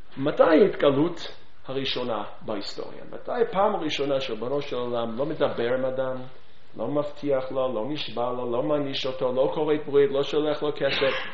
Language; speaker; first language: Hebrew; non-native, fluent; English